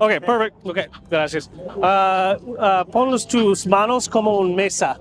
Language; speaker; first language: Spanish; non-native, learner; English